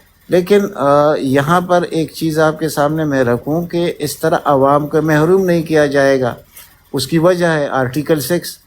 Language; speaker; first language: Urdu; native; Urdu